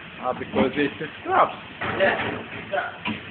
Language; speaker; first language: English; non-native, learner; Turkish